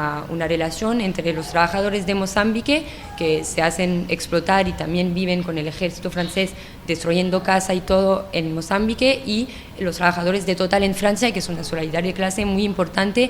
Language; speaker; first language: Spanish; non-native, fluent; French